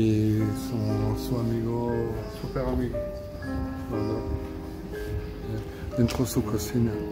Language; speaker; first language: Spanish; non-native, learner; French